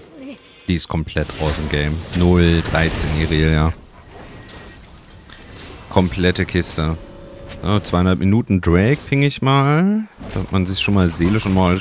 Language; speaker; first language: German; native; German